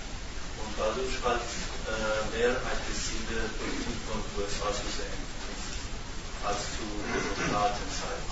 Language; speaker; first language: German; non-native, learner; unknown